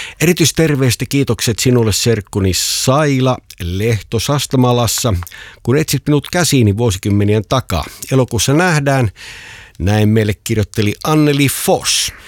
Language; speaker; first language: Finnish; native; Finnish